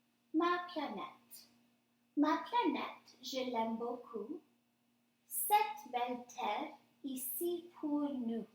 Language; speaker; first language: French; non-native, fluent; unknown